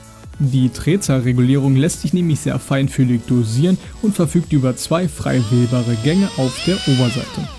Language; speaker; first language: German; native; German